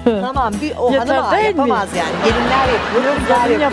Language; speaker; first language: Turkish; native; Turkish